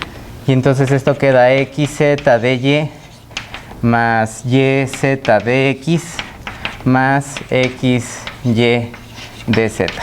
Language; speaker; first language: Spanish; native; Spanish